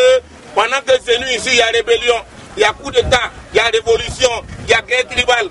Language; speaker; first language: French; non-native, local second language; Bambara